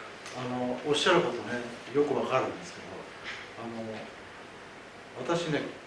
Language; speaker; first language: Japanese; native; Japanese